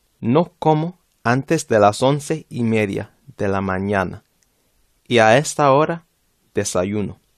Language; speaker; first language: Spanish; non-native, fluent; English